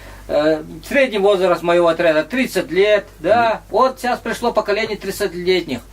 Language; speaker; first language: Russian; native; Russian